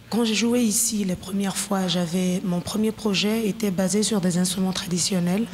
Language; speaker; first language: French; non-native, local second language; Bambara